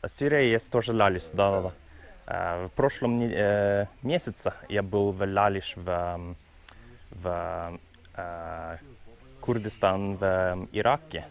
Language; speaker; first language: Russian; non-native, learner; Norwegian